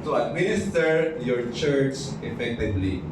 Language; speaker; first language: English; non-native, local second language; Filipino